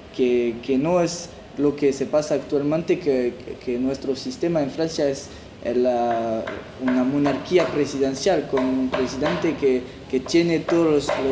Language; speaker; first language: Spanish; non-native, fluent; French